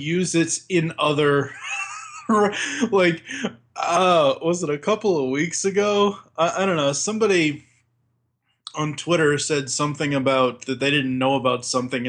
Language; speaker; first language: English; native; English